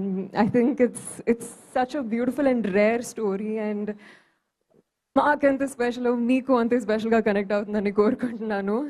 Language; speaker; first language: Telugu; early bilingual, heritage; Telugu